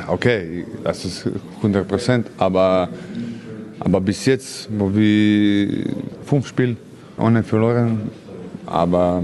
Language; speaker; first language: German; non-native, learner; Croatian